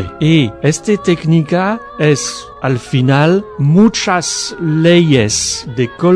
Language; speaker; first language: Spanish; non-native, learner; French